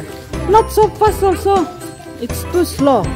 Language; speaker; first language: English; non-native, local second language; Malay